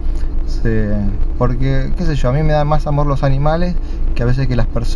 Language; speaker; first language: Spanish; native; Spanish